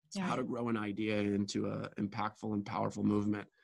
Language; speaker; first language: English; native; English